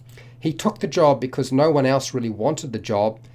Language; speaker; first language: English; native; English